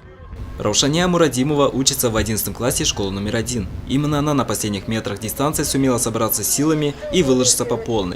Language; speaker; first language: Russian; native; Russian